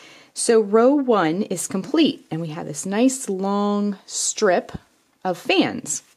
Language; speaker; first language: English; native; English